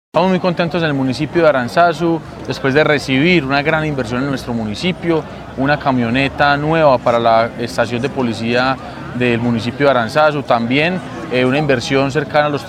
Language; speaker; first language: Spanish; native; Spanish